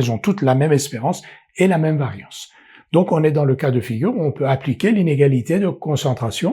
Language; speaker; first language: French; native; French